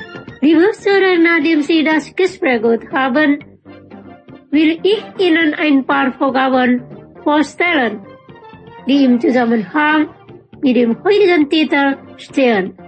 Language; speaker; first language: German; non-native, fluent; Indonesian